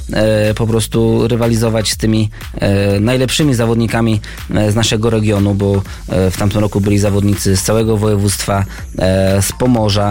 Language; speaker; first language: Polish; native; Polish